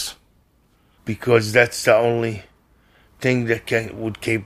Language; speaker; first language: English; non-native, fluent; Arabic